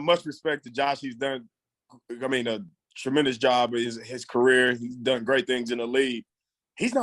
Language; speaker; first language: English; native; English